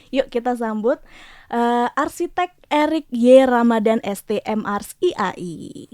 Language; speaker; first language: Indonesian; native; Indonesian